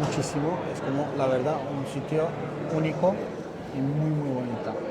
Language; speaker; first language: Spanish; non-native, learner; Turkish